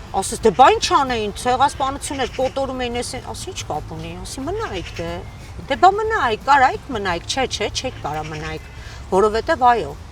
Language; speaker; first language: Armenian; native; Armenian